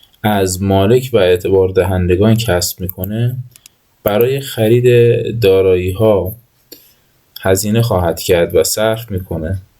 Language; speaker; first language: Persian; native; Persian